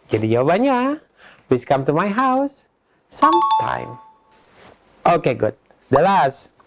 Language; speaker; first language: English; non-native, fluent; Indonesian